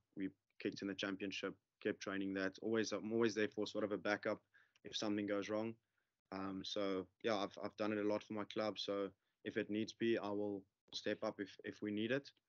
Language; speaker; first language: English; non-native, local second language; Afrikaans